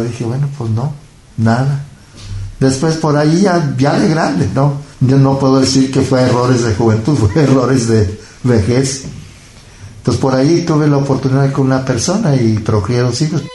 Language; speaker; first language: Spanish; native; Spanish